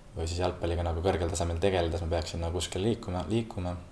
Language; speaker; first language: Estonian; native; Estonian